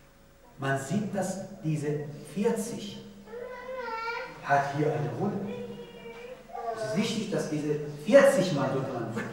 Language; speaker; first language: German; non-native, fluent; Persian